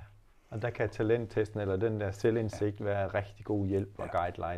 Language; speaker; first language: Danish; native; Danish